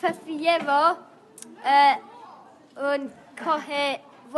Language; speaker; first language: Spanish; non-native, learner; English